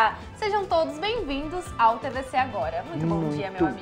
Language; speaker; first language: Portuguese; native; Portuguese